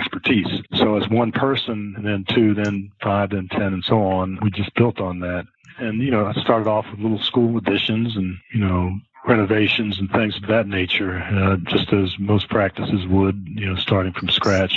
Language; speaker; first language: English; native; English